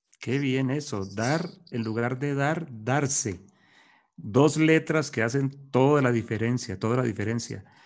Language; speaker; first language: Spanish; native; Spanish